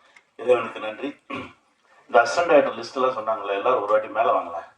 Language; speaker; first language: Tamil; native; Tamil